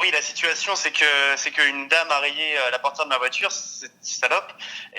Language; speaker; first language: French; native; French